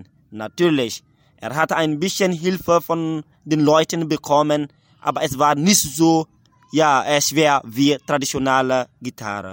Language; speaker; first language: German; non-native, learner; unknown